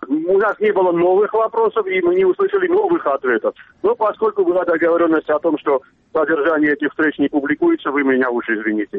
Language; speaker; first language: Russian; non-native, local second language; Armenian